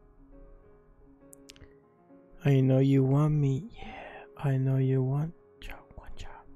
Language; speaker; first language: English; non-native, fluent; Italian